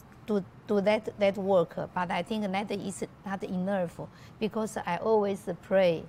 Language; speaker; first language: English; non-native, learner; Chinese